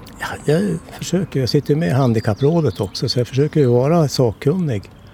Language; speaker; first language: Swedish; native; Swedish